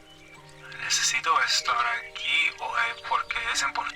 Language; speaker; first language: Spanish; non-native, learner; English